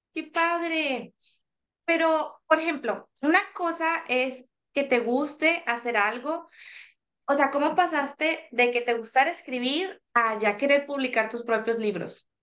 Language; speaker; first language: Spanish; native; Spanish